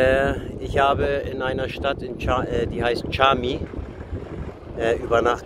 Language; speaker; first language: German; early bilingual, other home language; Turkish